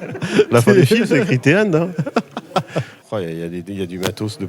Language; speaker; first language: French; native; French